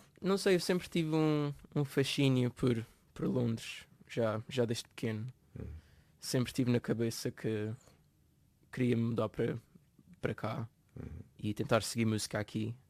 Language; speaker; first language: Portuguese; native; Portuguese